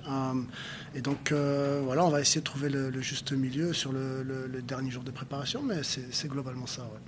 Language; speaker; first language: French; native; French